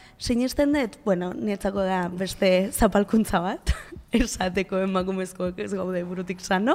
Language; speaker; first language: Basque; non-native, local second language; Spanish